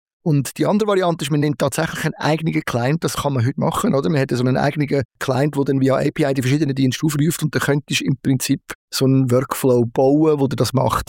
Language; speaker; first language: German; native; German